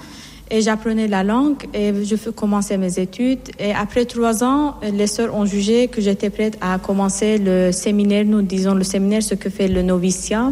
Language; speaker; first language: French; non-native, fluent; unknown